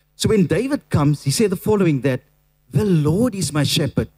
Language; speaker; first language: English; non-native, local second language; Afrikaans